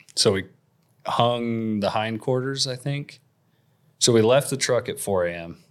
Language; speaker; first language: English; native; English